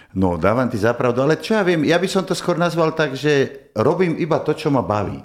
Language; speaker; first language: Slovak; native; Slovak